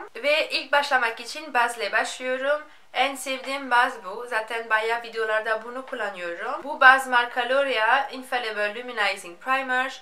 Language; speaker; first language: Turkish; non-native, fluent; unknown